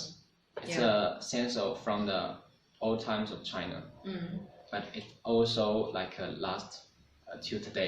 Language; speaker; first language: English; non-native, learner; Chinese